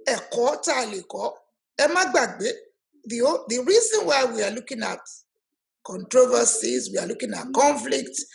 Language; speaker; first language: English; non-native, local second language; Yoruba